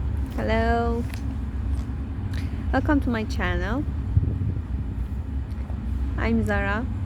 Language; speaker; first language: English; non-native, learner; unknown